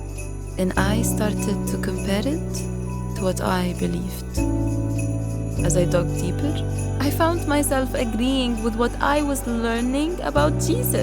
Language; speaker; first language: English; non-native, fluent; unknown